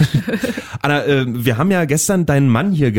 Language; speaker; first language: German; native; German